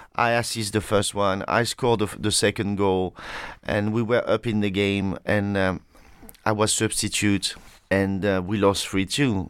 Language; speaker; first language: English; non-native, fluent; French